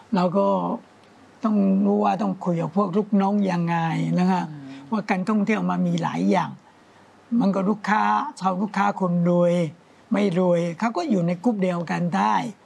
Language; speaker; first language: Thai; non-native, fluent; Chinese